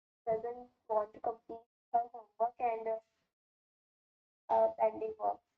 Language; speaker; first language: English; non-native, learner; Hindi